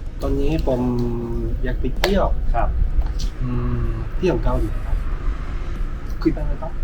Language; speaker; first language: Thai; non-native, learner; Japanese